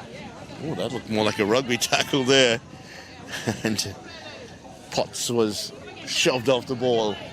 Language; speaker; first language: English; native; English